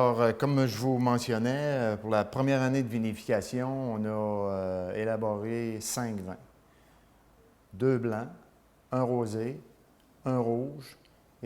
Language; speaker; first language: French; native; French